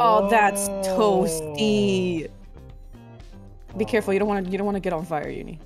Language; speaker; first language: English; native; English